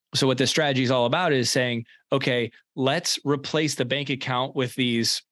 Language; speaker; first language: English; native; English